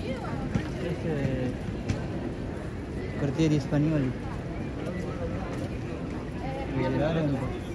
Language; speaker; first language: Italian; non-native, learner; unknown